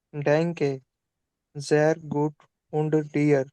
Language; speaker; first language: German; non-native, learner; Hindi